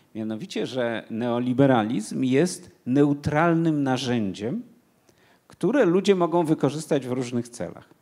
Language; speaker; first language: Polish; native; Polish